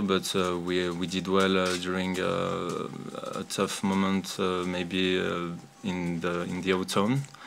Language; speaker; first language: English; non-native, fluent; French